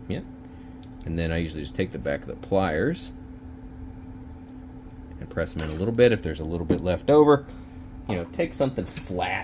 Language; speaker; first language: English; native; English